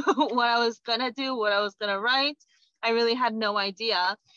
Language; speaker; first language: English; non-native, fluent; Korean